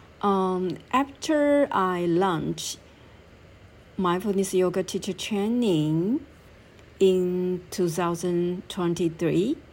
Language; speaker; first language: English; non-native, learner; Chinese